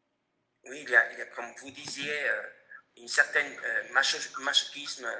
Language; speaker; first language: French; non-native, fluent; Spanish